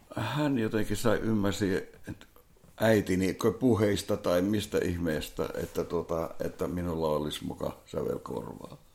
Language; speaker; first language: Finnish; non-native, local second language; Swedish